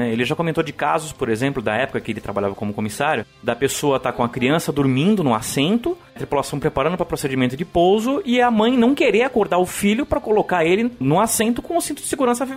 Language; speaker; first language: Portuguese; native; Portuguese